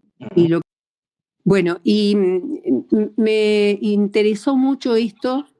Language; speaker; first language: Spanish; native; Spanish